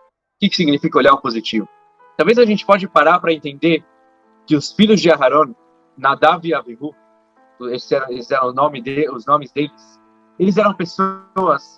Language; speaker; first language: Portuguese; native; Portuguese